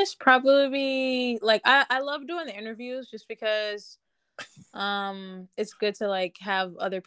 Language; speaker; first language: English; native; English